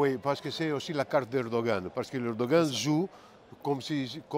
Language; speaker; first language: French; non-native, fluent; Greek